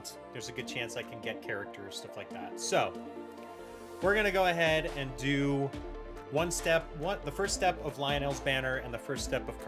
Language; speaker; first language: English; native; English